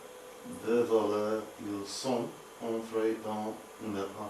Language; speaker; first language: French; non-native, learner; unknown